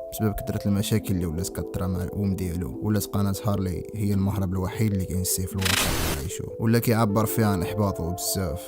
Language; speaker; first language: Arabic; native; Arabic